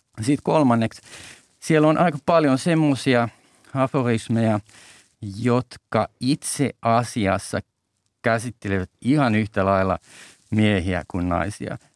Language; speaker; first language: Finnish; native; Finnish